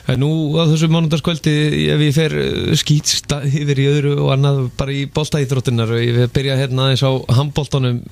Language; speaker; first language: Icelandic; native; Icelandic